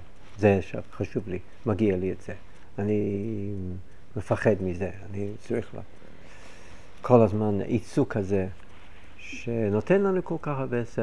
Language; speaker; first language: Hebrew; non-native, fluent; English